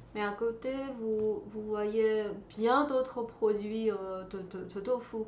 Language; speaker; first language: French; non-native, fluent; Chinese